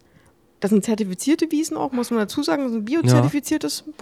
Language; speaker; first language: German; native; German